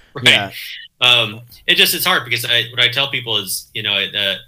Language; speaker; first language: English; native; English